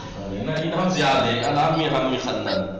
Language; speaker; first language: Persian; non-native, fluent; Urdu